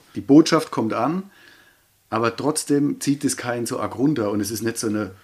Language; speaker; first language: German; native; German